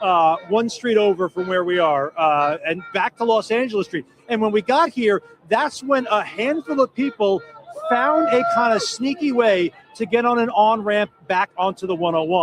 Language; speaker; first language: English; native; English